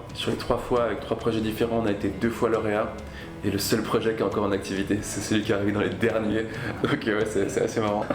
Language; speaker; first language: French; native; French